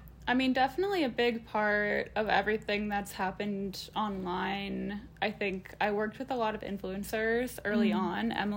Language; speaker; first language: English; native; English